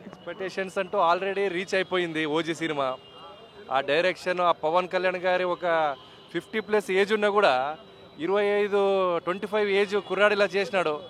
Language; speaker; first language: Telugu; native; Telugu